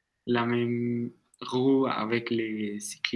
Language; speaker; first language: French; non-native, learner; Spanish